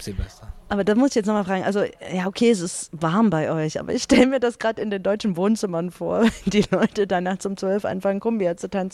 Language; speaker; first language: German; native; German